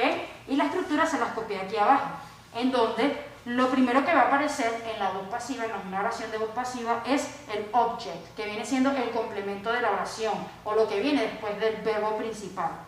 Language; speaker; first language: Spanish; native; Spanish